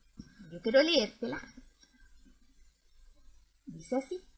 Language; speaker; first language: Spanish; native; Spanish